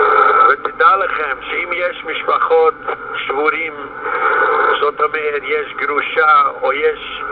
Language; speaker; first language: Hebrew; non-native, fluent; Yiddish